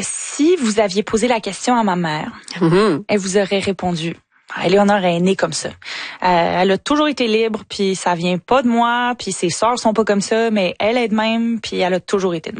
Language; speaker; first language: French; native; French